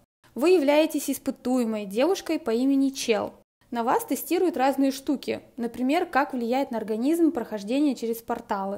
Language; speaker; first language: Russian; native; Russian